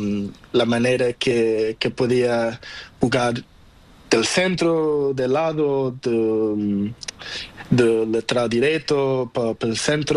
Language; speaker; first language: Spanish; non-native, learner; Portuguese